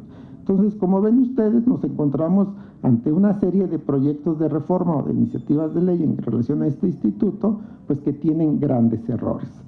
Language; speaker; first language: Spanish; native; Spanish